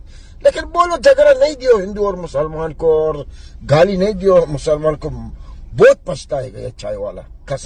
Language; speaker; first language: Hindi; non-native, learner; Arabic